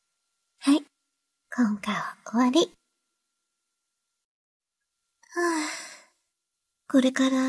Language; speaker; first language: Japanese; non-native, learner; Chinese